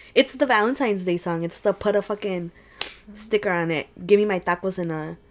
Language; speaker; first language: English; early bilingual, other home language; Spanish